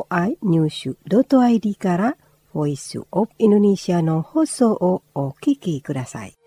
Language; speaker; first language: Japanese; non-native, fluent; Indonesian